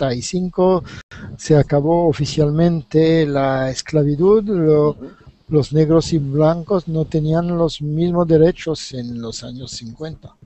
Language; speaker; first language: Spanish; non-native, learner; French